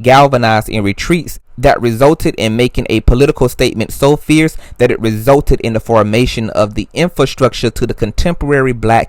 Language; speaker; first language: English; native; English